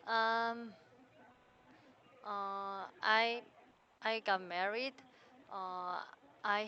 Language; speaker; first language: English; non-native, learner; Korean